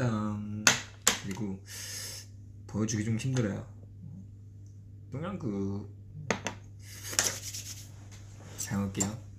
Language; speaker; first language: Korean; non-native, fluent; Chinese